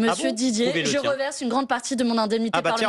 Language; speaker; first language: French; native; French